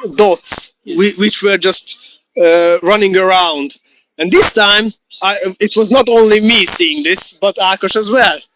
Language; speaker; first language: English; non-native, fluent; Hungarian